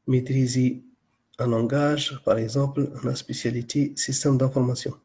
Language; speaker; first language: French; non-native, local second language; Arabic